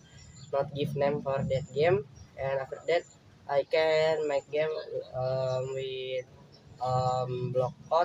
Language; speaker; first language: English; non-native, learner; Indonesian